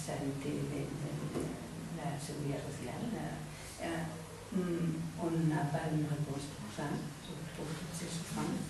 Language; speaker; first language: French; non-native, fluent; Spanish